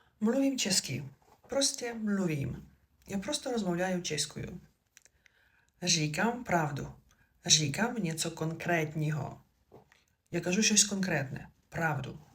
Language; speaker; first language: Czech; non-native, fluent; Ukrainian